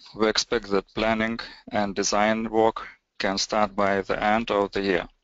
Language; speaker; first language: English; non-native, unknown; Lithuanian